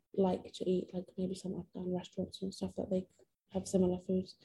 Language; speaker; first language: English; non-native, fluent; Persian